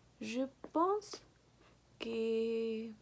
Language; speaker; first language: French; non-native, learner; Spanish